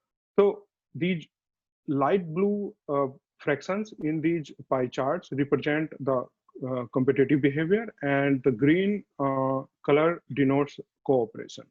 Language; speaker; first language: English; non-native, fluent; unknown